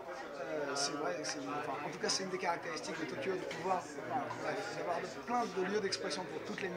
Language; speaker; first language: French; native; French